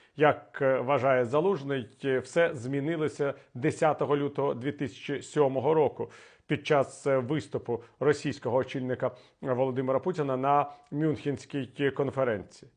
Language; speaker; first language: Ukrainian; native; Ukrainian